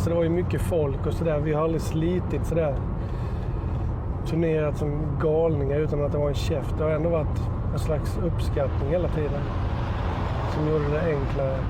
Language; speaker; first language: Swedish; native; Swedish